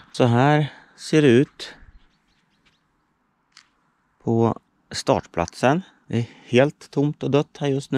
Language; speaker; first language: Swedish; native; Swedish